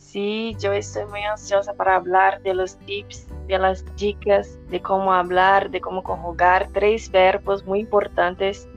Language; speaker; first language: Spanish; non-native, fluent; Portuguese